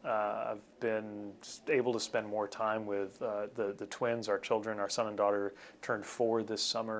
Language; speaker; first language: English; native; English